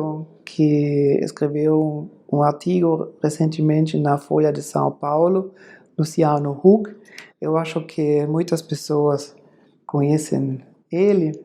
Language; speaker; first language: Portuguese; non-native, fluent; German